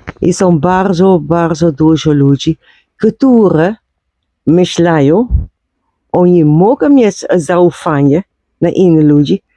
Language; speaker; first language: Polish; non-native, learner; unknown